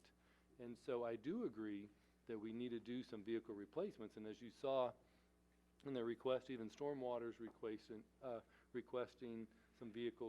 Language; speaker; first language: English; native; English